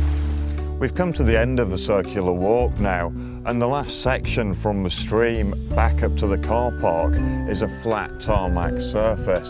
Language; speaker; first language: English; native; English